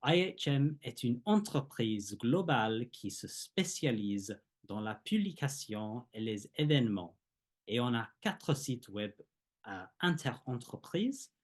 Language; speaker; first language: French; non-native, fluent; English